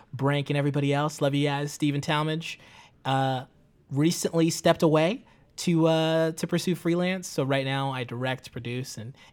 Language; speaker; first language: English; early bilingual, other home language; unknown